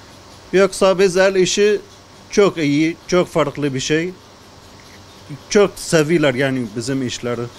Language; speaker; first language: Turkish; non-native, learner; Arabic